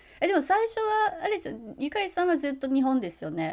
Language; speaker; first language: Japanese; non-native, fluent; English